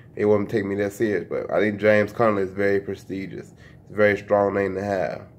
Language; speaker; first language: English; native; English